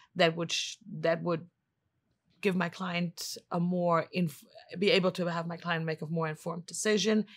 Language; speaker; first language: English; non-native, fluent; German